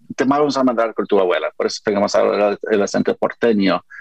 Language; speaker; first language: Spanish; early bilingual, heritage; Spanish